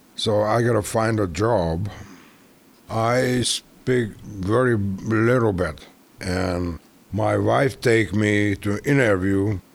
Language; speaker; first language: English; non-native, learner; Hungarian